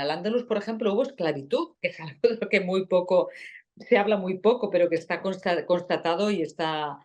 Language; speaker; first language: Spanish; native; Spanish